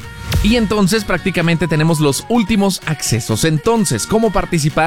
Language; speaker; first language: Spanish; native; Spanish